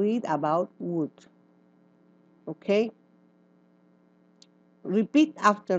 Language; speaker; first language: English; non-native, learner; Spanish